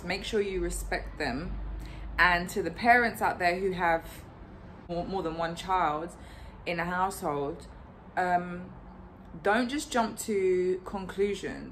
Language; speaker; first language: English; native; English